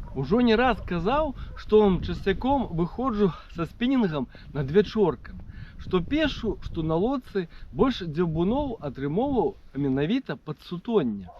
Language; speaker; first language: Belarusian; native; Belarusian